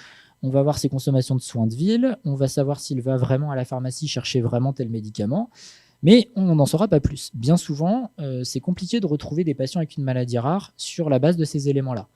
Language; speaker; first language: French; native; French